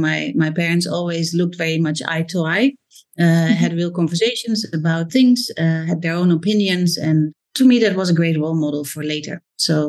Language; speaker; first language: English; non-native, fluent; Dutch